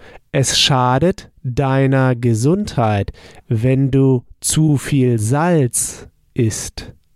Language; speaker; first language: German; native; German